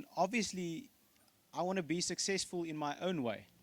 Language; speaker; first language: English; non-native, local second language; Afrikaans